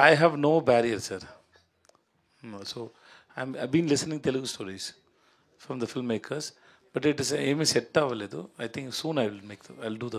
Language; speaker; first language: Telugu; non-native, learner; Tamil